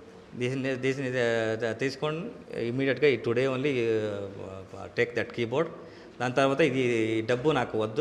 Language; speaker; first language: Telugu; non-native, local second language; Kannada